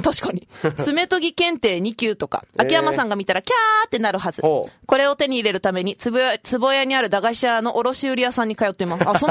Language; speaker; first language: Japanese; native; Japanese